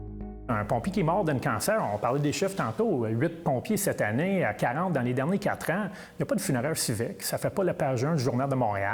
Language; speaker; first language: French; native; French